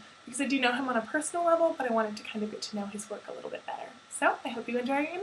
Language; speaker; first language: English; native; English